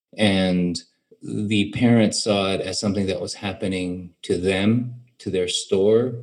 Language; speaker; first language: English; native; English